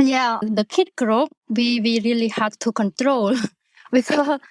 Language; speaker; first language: English; non-native, learner; Khmer